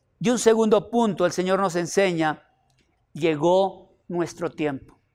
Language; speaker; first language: Spanish; native; Spanish